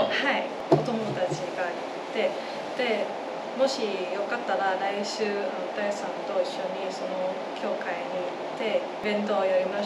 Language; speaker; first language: Japanese; non-native, fluent; Chinese